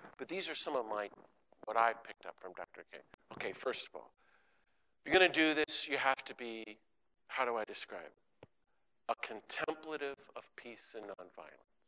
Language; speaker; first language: English; native; English